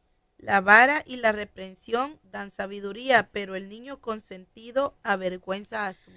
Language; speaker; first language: Spanish; native; Spanish